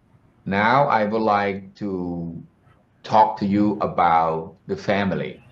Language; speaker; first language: English; non-native, learner; Khmer